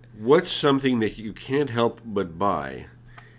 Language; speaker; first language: English; early bilingual, other home language; Hungarian